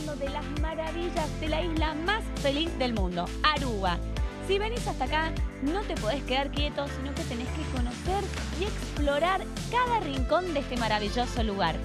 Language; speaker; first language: Spanish; native; Spanish